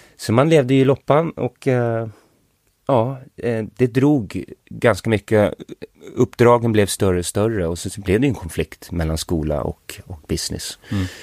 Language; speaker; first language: Swedish; early bilingual, other home language; English